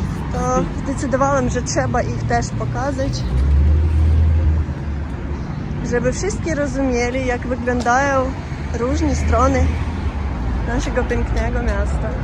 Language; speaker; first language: Polish; non-native, learner; Russian